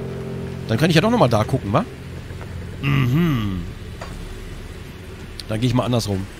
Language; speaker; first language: German; native; German